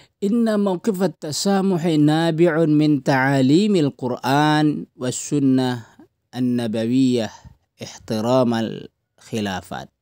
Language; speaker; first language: Arabic; non-native, fluent; Indonesian